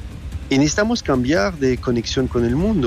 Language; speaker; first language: Spanish; non-native, learner; French